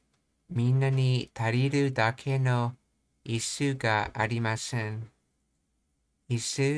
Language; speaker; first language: Japanese; non-native, learner; English